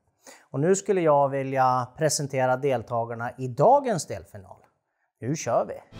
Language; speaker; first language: Swedish; native; Swedish